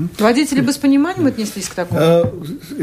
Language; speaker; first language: Russian; native; Russian